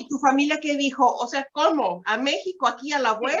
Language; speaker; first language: Spanish; native; Spanish